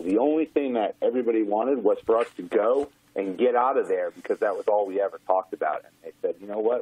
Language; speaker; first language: English; native; English